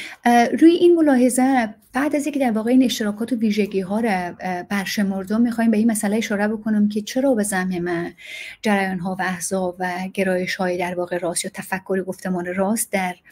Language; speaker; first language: Persian; native; Persian